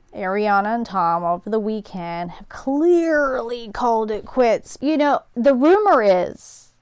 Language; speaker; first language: English; native; English